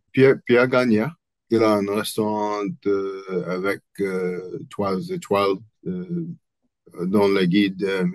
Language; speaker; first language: French; non-native, learner; English